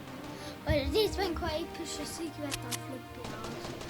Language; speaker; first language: German; native; German